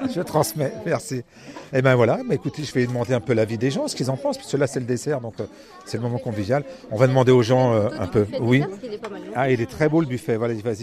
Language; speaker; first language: French; native; French